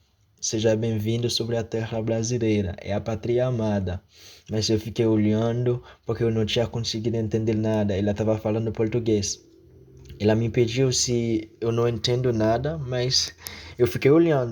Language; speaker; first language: Portuguese; non-native, fluent; Haitian Creole